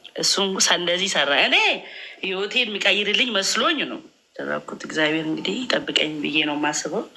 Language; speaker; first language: Amharic; native; Amharic